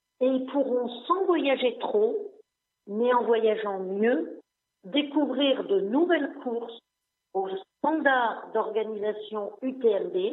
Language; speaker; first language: French; non-native, local second language; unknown